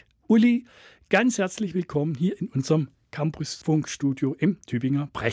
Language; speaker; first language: German; native; German